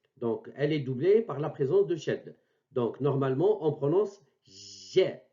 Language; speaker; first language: French; non-native, local second language; Arabic